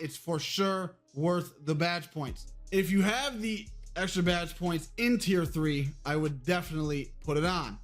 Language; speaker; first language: English; native; English